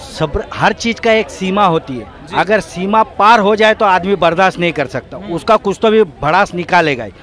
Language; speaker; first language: Hindi; non-native, local second language; Bangla